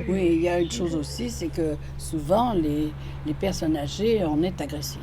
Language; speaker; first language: French; native; French